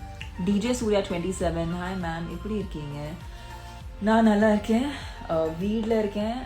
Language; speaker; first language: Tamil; non-native, local second language; Hindi